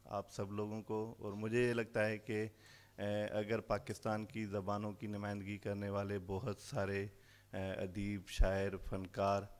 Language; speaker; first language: Urdu; non-native, local second language; Sindhi